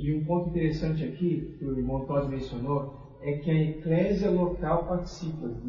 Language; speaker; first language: Portuguese; native; Portuguese